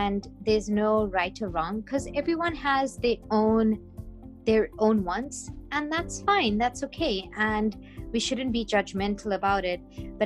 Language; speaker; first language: English; native; English